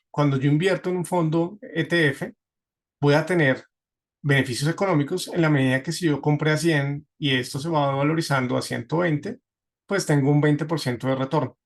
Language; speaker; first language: Spanish; native; Spanish